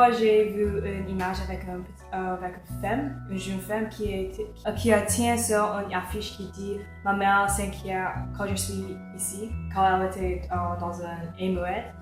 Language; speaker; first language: French; non-native, local second language; English